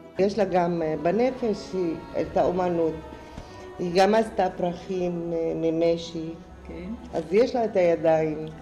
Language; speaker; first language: Hebrew; non-native, local second language; Arabic